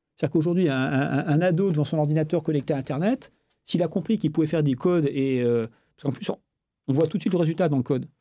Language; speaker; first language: French; native; French